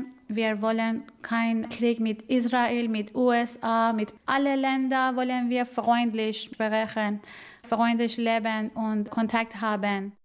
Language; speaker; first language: German; non-native, learner; Persian